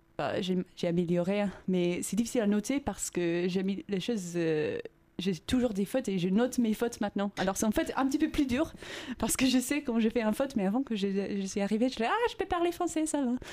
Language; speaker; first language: French; non-native, learner; English